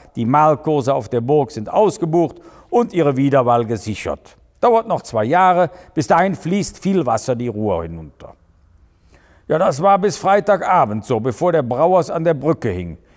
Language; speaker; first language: German; native; German